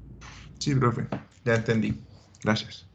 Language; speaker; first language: Spanish; native; Spanish